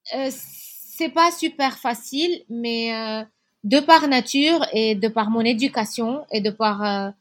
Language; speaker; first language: French; non-native, local second language; Arabic